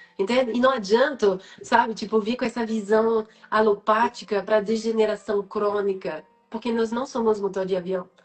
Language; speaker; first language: Portuguese; non-native, fluent; French